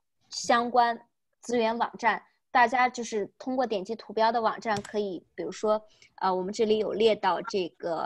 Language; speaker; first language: Chinese; native; Chinese